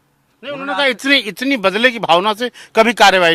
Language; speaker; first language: Hindi; native; Hindi